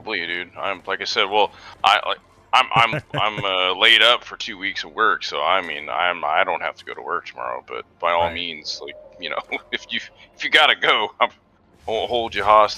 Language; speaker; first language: English; native; English